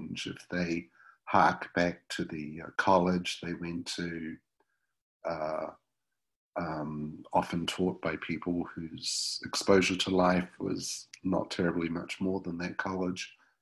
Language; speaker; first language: English; native; English